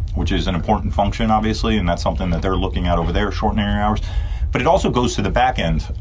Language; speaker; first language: English; early bilingual, other home language; Turkish